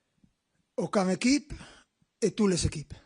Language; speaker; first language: French; non-native, learner; Spanish